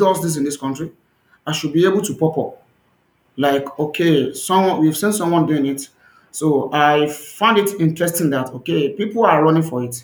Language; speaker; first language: English; non-native, local second language; Yoruba